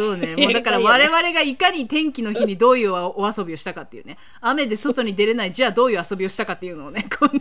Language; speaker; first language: Japanese; native; Japanese